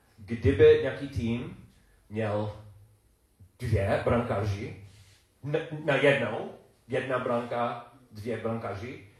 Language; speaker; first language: Czech; non-native, learner; English